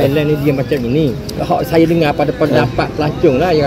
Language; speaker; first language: Malay; native; Malay